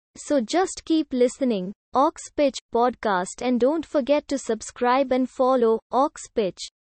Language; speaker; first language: English; non-native, local second language; Hindi